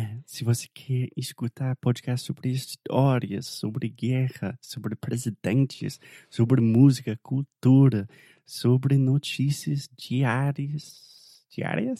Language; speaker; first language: Portuguese; non-native, fluent; English